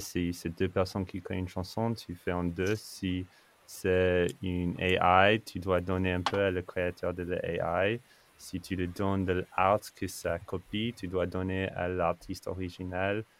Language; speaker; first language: French; non-native, fluent; English